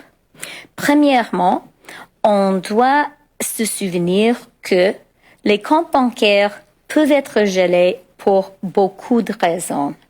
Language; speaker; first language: French; non-native, local second language; English